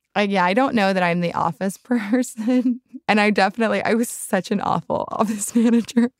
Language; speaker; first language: English; native; English